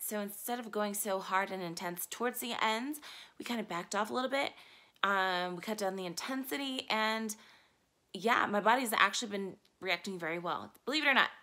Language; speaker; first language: English; native; English